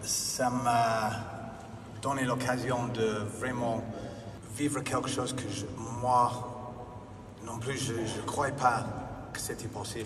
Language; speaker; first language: French; non-native, fluent; English